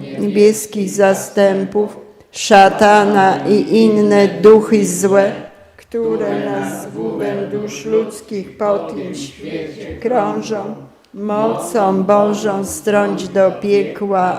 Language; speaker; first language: Polish; native; Polish